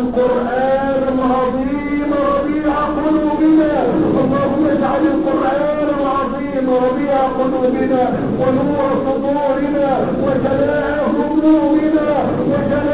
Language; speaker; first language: Arabic; native; Arabic